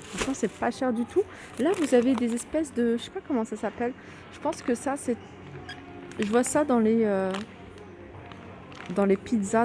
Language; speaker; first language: French; native; French